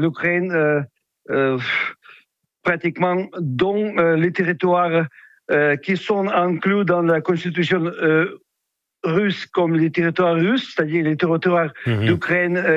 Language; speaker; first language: French; non-native, fluent; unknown